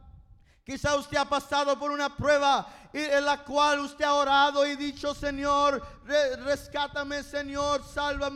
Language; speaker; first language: Spanish; non-native, fluent; English